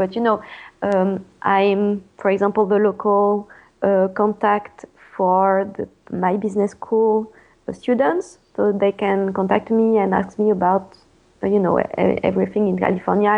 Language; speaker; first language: English; non-native, fluent; French